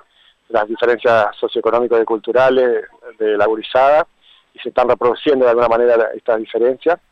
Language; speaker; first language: Spanish; native; Spanish